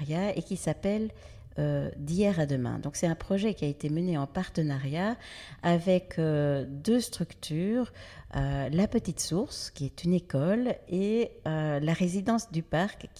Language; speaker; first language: French; native; French